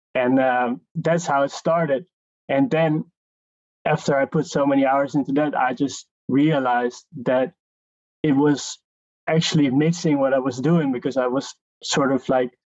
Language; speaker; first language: English; non-native, fluent; Dutch